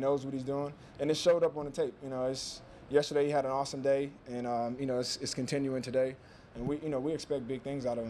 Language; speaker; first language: English; native; English